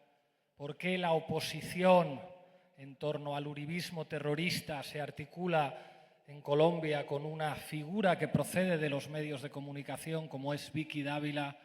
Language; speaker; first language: Spanish; native; Spanish